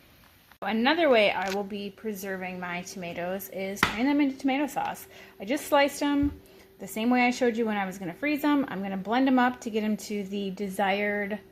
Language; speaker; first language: English; native; English